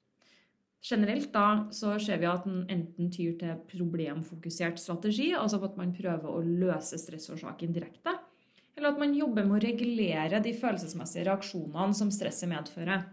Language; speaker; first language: Norwegian; native; Norwegian